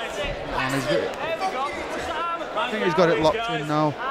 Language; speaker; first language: English; native; English